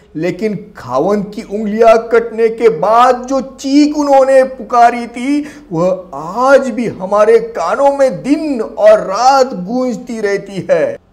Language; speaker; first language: Hindi; non-native, local second language; Marathi